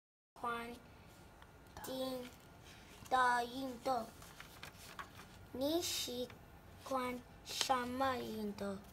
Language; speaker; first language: Chinese; non-native, learner; English